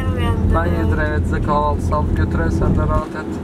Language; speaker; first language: Turkish; native; Turkish